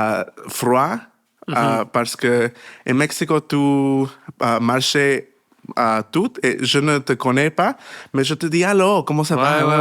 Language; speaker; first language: French; non-native, learner; Spanish